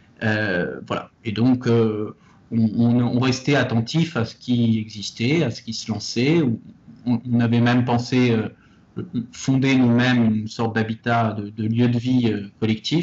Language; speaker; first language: French; native; French